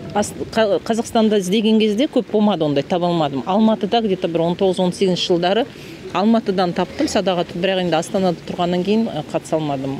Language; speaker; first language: Kazakh; native; Kazakh